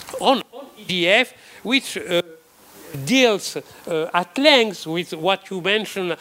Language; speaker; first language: English; non-native, fluent; French